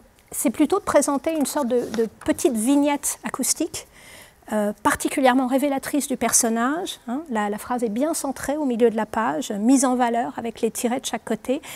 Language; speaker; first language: French; native; French